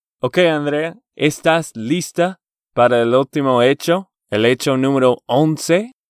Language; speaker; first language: Spanish; non-native, fluent; English